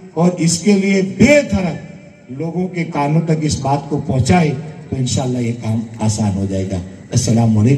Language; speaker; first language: Hindi; non-native, local second language; Gujarati